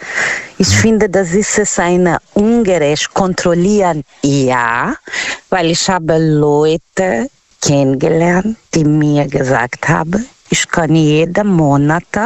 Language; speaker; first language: German; non-native, learner; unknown